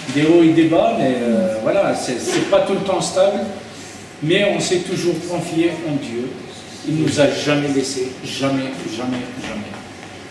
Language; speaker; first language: French; native; French